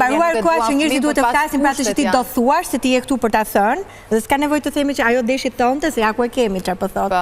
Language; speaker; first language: Albanian; native; Albanian